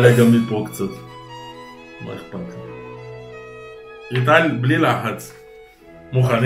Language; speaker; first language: Hebrew; native; Hebrew